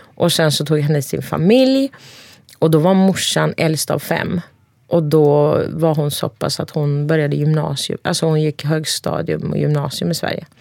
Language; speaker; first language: Swedish; early bilingual, other home language; Turkish